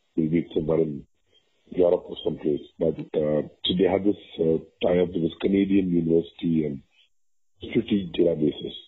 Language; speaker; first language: English; non-native, local second language; Tamil